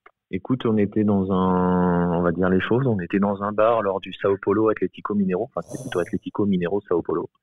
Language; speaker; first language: French; native; French